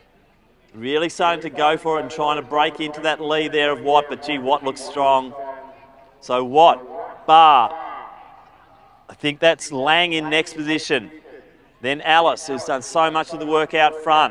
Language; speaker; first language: English; native; English